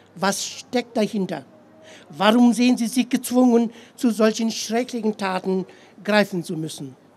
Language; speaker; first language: German; non-native, fluent; Tibetan